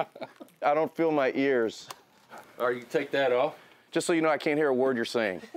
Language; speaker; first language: English; native; English